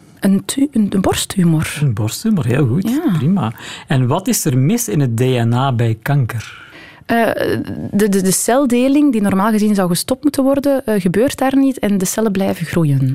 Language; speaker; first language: Dutch; native; Dutch